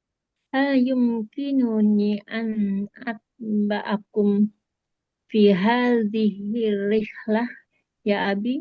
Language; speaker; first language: Arabic; non-native, learner; Indonesian